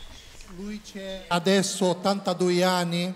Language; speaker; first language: Italian; non-native, learner; Portuguese